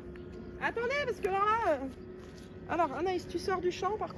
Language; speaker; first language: French; native; French